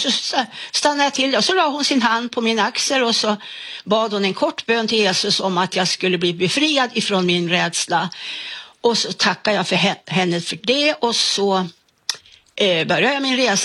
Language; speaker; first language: Swedish; native; Swedish